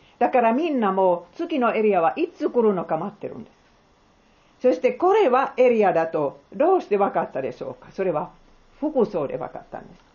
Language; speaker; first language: Japanese; non-native, fluent; Finnish